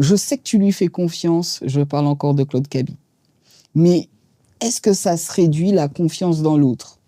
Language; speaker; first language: French; native; French